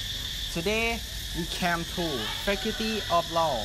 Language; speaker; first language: English; non-native, learner; Thai